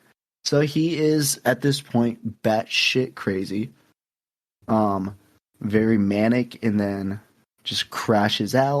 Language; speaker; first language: English; native; English